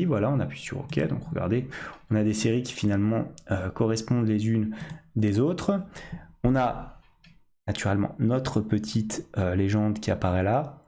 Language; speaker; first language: French; native; French